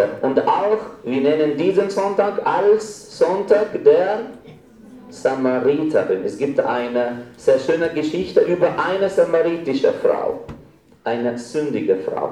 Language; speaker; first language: German; non-native, fluent; Arabic